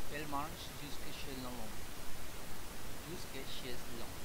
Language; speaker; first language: French; non-native, learner; Spanish